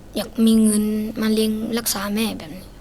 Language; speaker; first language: Thai; non-native, learner; Shan